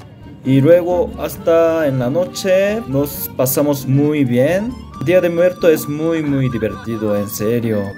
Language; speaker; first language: Spanish; non-native, learner; Korean